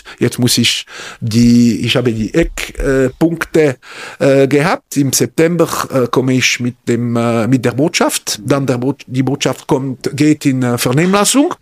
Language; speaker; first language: German; non-native, local second language; French